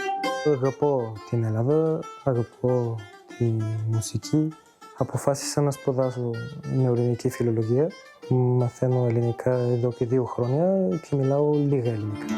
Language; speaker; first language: Greek; non-native, learner; Bulgarian